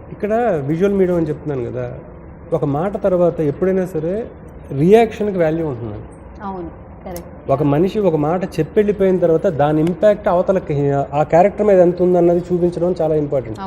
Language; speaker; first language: Telugu; native; Telugu